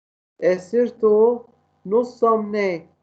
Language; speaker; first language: French; non-native, learner; Arabic